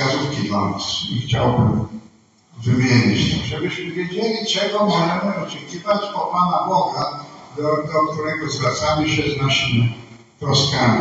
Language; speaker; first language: Polish; non-native, fluent; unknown